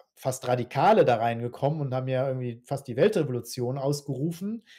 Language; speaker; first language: German; native; German